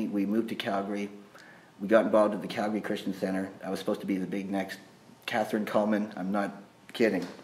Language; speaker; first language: English; native; English